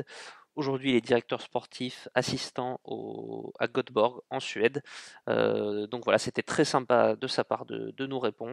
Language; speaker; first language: French; native; French